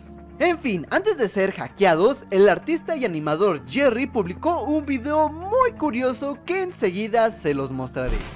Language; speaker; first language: Spanish; native; Spanish